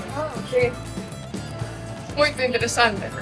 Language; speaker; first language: Spanish; non-native, fluent; Portuguese